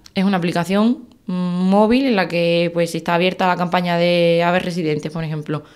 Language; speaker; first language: Spanish; native; Spanish